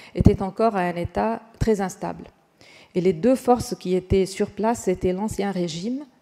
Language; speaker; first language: French; non-native, fluent; Arabic